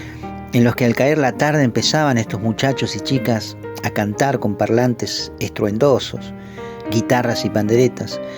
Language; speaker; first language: Spanish; native; Spanish